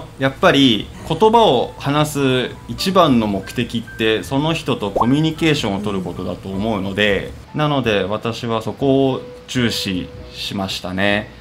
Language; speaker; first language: Japanese; native; Japanese